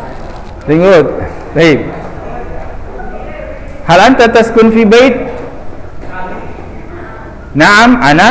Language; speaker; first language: Arabic; non-native, fluent; Indonesian